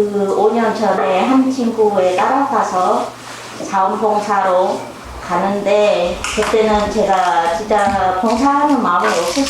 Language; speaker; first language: Korean; non-native, learner; Vietnamese